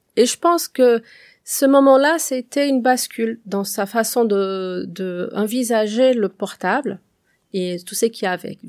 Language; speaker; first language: French; non-native, fluent; Portuguese